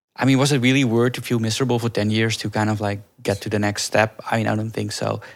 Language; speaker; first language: English; early bilingual, other home language; Dutch